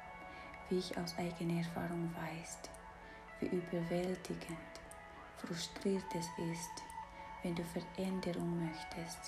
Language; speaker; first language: German; non-native, fluent; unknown